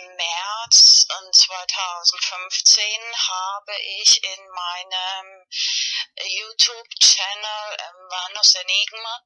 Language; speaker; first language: German; non-native, learner; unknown